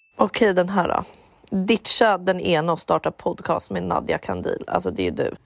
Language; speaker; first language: Swedish; native; Swedish